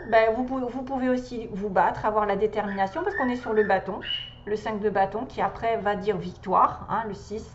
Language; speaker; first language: French; native; French